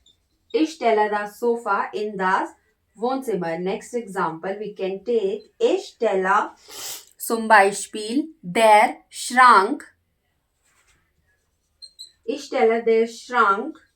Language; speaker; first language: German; non-native, learner; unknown